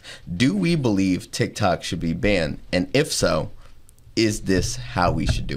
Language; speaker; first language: English; native; English